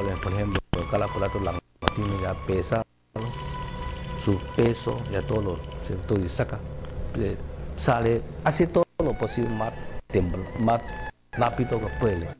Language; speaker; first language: Spanish; non-native, learner; Cantonese